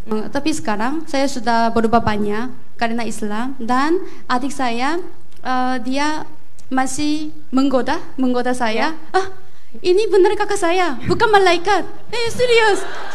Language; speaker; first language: Indonesian; non-native, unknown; Korean